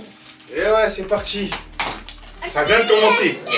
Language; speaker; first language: French; native; French